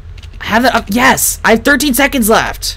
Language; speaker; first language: English; native; English